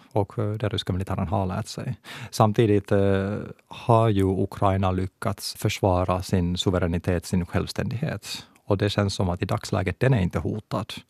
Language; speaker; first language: Swedish; native; Swedish